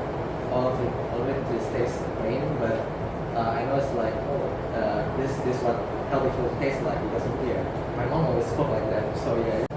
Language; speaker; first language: English; non-native, fluent; Indonesian